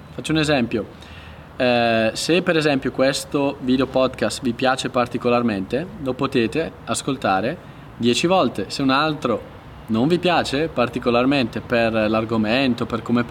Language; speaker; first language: Italian; native; Italian